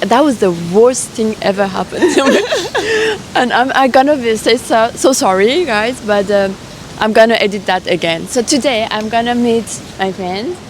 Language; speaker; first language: English; non-native, fluent; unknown